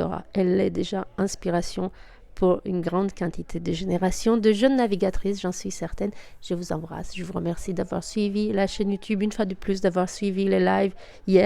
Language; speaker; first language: French; native; French